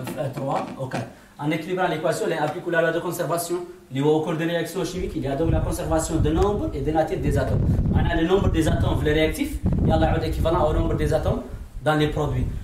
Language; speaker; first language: French; non-native, local second language; Arabic